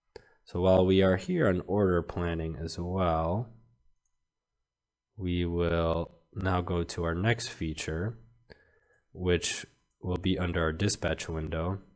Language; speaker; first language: English; native; English